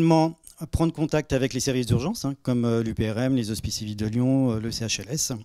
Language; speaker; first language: French; native; French